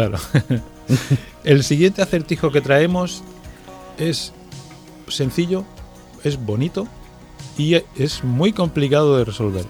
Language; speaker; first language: Spanish; native; Spanish